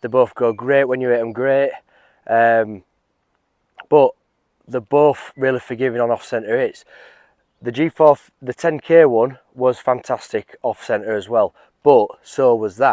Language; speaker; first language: English; native; English